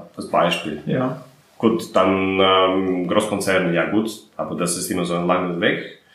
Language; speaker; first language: German; non-native, fluent; Russian